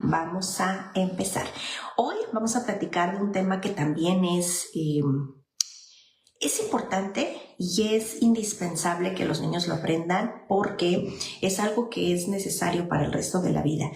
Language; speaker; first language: Spanish; native; Spanish